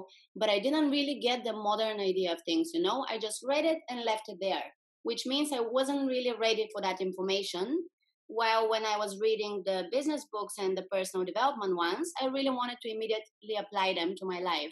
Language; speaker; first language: English; non-native, fluent; Bulgarian